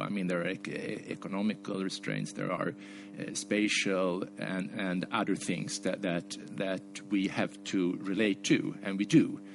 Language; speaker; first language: English; non-native, fluent; Swedish